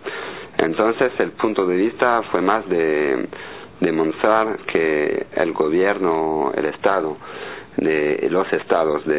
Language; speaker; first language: Spanish; non-native, learner; French